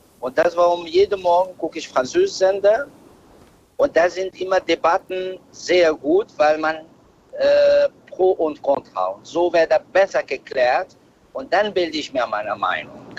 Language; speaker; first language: German; non-native, learner; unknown